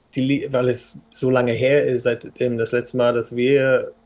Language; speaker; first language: German; non-native, fluent; English